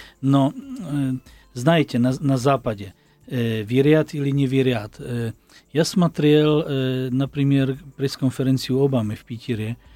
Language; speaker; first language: Russian; non-native, learner; Slovak